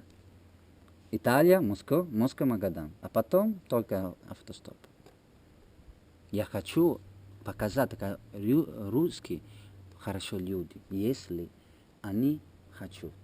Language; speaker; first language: Russian; non-native, learner; Italian